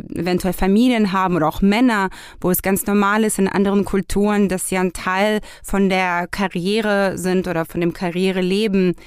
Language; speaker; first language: German; non-native, fluent; Hebrew